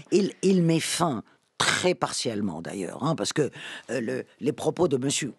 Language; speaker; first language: French; native; French